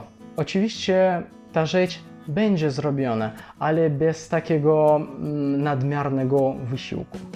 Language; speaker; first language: Polish; non-native, fluent; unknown